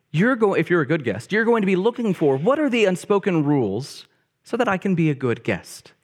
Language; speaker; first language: English; native; English